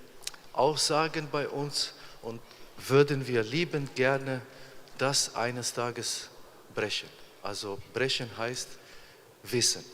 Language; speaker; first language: German; non-native, fluent; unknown